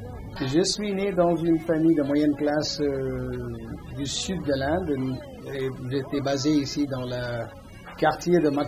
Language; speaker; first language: French; non-native, fluent; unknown